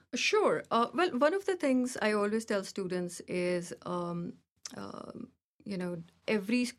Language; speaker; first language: English; non-native, local second language; Hindi